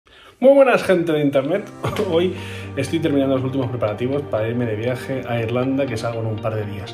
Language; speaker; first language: Spanish; native; Spanish